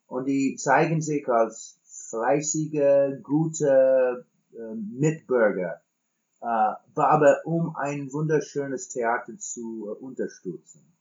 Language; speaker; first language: German; non-native, fluent; English